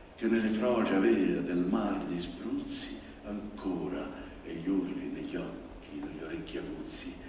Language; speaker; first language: Italian; non-native, local second language; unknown